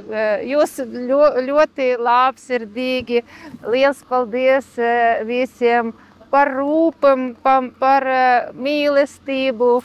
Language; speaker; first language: Latvian; non-native, learner; Ukrainian